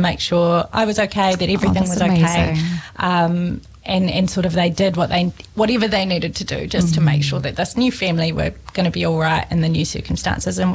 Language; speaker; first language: English; native; English